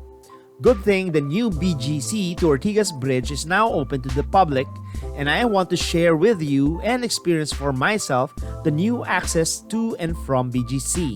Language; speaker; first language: English; non-native, local second language; Filipino